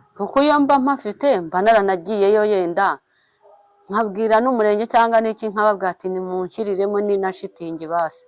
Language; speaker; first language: Kinyarwanda; native; Kinyarwanda